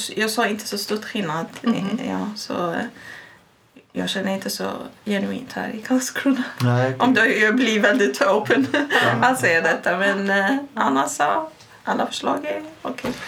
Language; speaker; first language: Swedish; non-native, fluent; Arabic